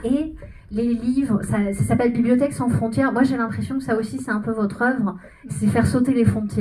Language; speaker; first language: French; native; French